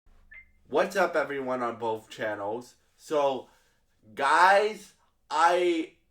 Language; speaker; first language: English; native; English